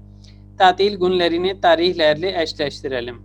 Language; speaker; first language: Turkish; non-native, fluent; Urdu